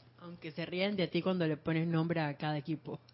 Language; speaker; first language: Spanish; native; Spanish